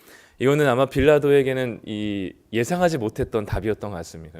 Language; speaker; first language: Korean; native; Korean